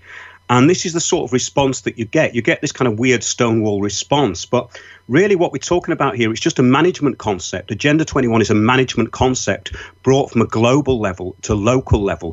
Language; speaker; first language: English; native; English